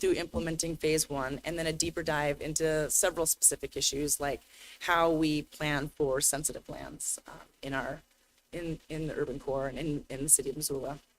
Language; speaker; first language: English; native; English